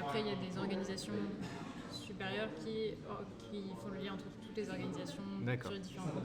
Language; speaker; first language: French; native; French